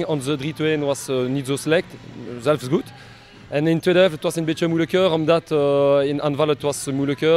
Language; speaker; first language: Dutch; non-native, fluent; French